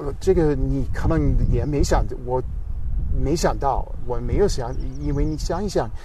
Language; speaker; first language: Chinese; non-native, fluent; English